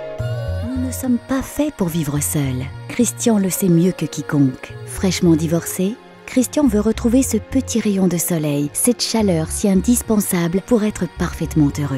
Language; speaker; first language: French; native; French